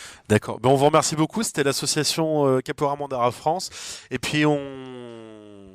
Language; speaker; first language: French; native; French